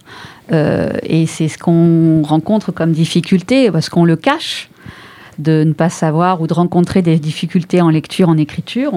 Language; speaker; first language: French; native; French